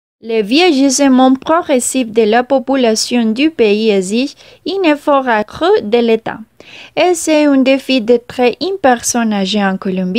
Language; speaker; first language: French; non-native, learner; Spanish